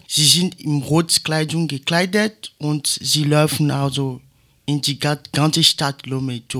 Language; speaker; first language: German; non-native, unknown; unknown